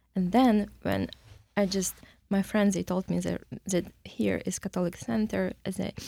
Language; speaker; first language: English; non-native, learner; Ukrainian